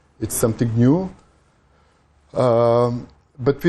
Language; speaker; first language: English; non-native, learner; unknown